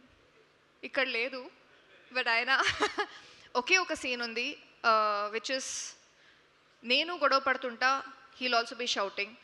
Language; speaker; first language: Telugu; non-native, local second language; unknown